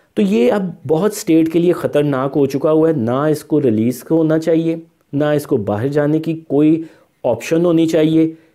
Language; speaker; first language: Urdu; non-native, local second language; Punjabi